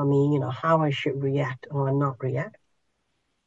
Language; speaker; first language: English; non-native, local second language; Cantonese